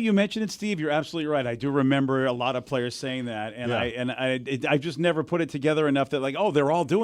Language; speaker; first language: English; native; English